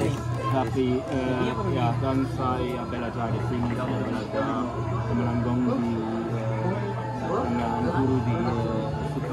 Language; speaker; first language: Indonesian; non-native, learner; German